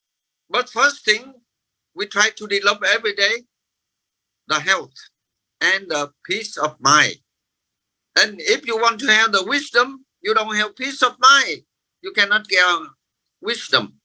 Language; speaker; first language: English; non-native, fluent; Vietnamese